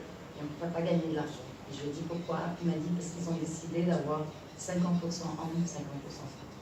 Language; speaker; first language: French; non-native, local second language; Arabic